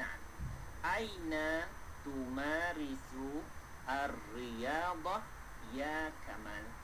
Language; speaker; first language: Malay; native; Malay